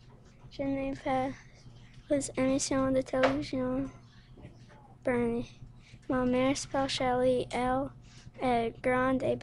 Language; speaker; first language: French; non-native, learner; English